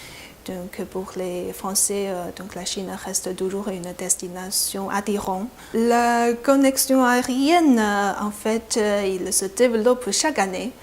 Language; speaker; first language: French; non-native, fluent; Chinese